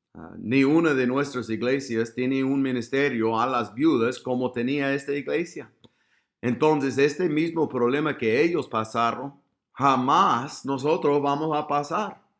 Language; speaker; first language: Spanish; non-native, fluent; English